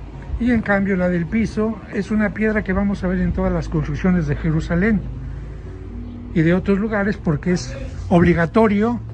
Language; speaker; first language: Spanish; native; Spanish